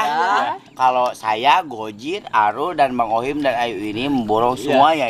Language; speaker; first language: Indonesian; non-native, local second language; Sundanese